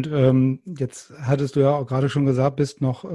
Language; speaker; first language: German; native; German